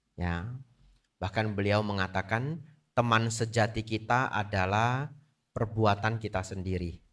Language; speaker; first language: Indonesian; native; Indonesian